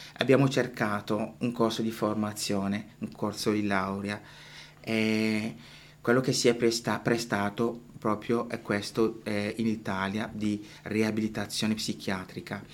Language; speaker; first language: Italian; non-native, fluent; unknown